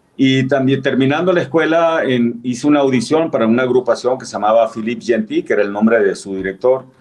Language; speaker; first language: Spanish; native; Spanish